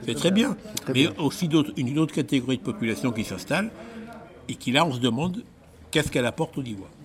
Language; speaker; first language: French; native; French